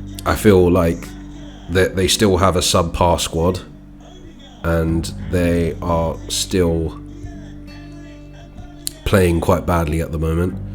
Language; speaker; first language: English; native; English